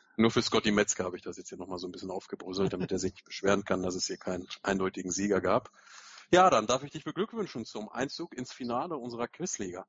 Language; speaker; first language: German; native; German